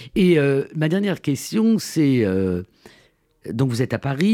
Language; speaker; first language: French; non-native, fluent; English